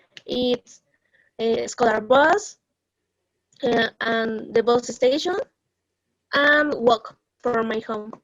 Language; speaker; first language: English; non-native, learner; Spanish